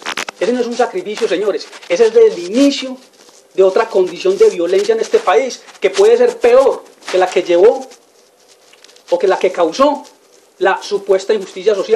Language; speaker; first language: Spanish; native; Spanish